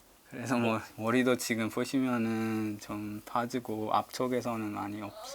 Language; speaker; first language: Korean; non-native, learner; Uzbek